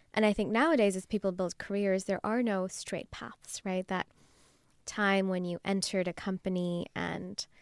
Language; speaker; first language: English; non-native, local second language; Urdu